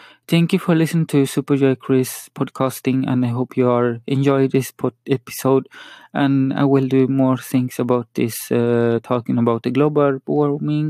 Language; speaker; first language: English; non-native, learner; Spanish